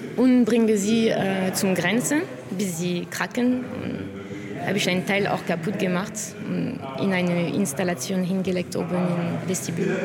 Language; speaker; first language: German; non-native, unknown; French